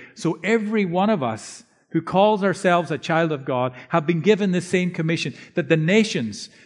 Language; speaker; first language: English; native; English